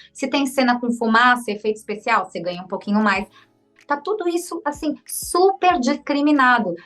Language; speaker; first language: Portuguese; native; Portuguese